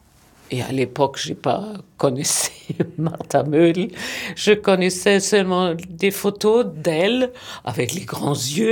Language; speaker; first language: French; non-native, fluent; German